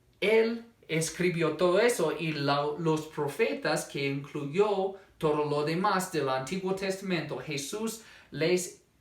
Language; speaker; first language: Spanish; non-native, fluent; English